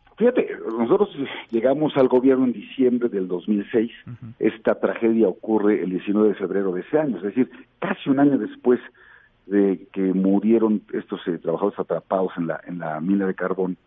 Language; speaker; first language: Spanish; native; Spanish